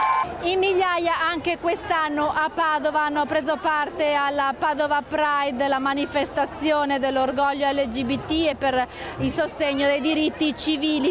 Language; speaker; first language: Italian; native; Italian